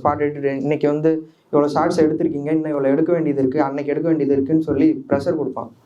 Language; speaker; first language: Tamil; native; Tamil